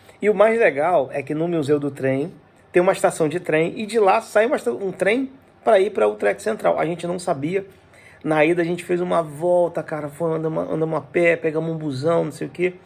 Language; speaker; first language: Portuguese; native; Portuguese